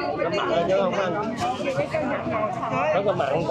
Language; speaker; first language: Vietnamese; native; Vietnamese